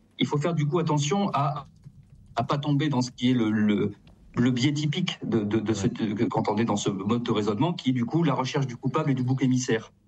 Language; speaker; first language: French; native; French